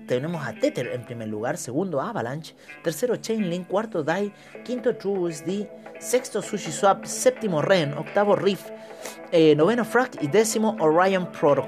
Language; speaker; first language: Spanish; native; Spanish